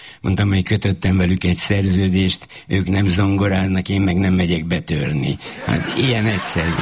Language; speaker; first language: Hungarian; native; Hungarian